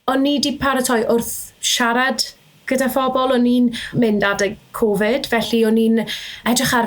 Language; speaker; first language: Welsh; native; Welsh